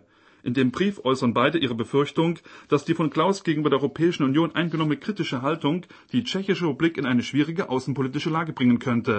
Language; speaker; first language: German; native; German